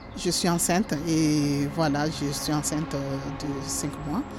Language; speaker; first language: French; non-native, local second language; Ngazidja Comorian